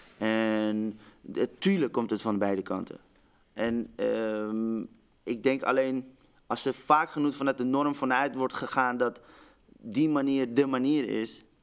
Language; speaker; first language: Dutch; early bilingual, other home language; Persian